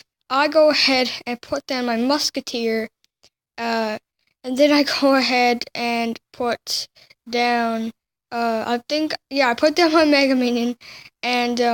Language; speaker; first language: English; native; English